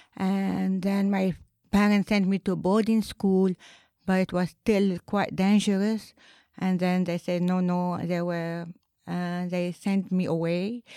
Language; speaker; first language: English; non-native, fluent; Arabic